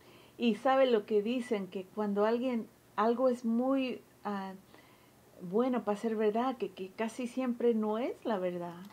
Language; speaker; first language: Spanish; early bilingual, heritage; Spanish